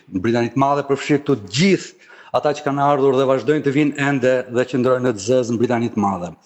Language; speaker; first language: Albanian; native; Albanian